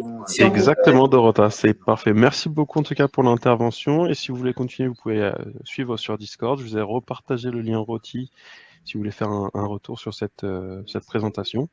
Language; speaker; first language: French; native; French